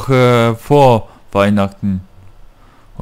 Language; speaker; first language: German; non-native, fluent; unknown